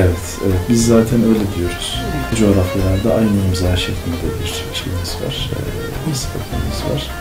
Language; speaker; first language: Turkish; native; Turkish